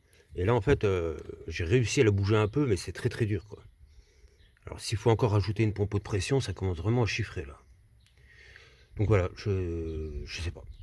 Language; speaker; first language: French; native; French